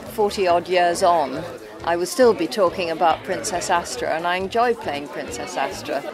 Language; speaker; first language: English; native; English